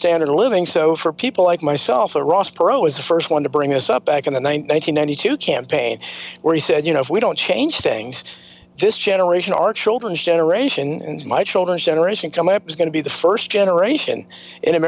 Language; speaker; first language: English; native; English